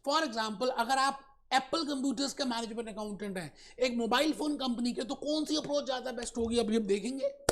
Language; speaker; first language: Hindi; native; Hindi